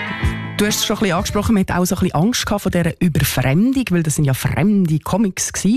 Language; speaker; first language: German; native; German